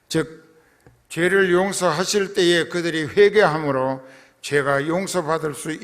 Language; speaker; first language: Korean; native; Korean